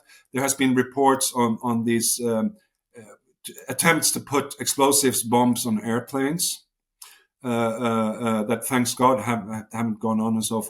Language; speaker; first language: English; non-native, fluent; Swedish